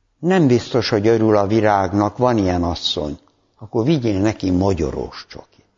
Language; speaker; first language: Hungarian; native; Hungarian